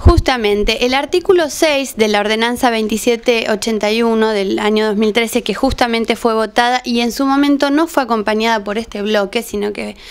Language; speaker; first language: Spanish; native; Spanish